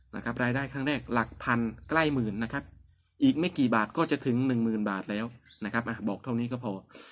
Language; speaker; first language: Thai; non-native, local second language; Northern Khmer